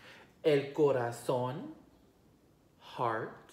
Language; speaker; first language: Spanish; non-native, fluent; English